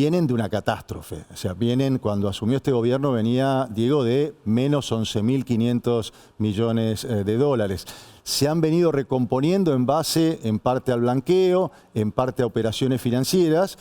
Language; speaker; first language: Spanish; native; Spanish